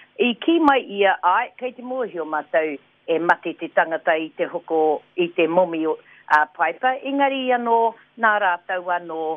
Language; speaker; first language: Māori; non-native, local second language; English